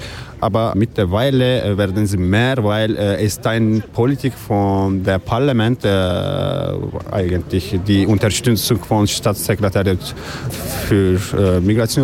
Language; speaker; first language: German; non-native, learner; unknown